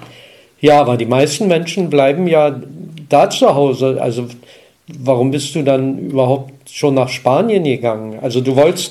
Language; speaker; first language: German; native; German